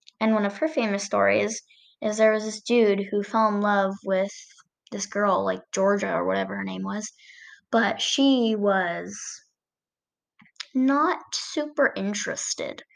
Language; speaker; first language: English; native; English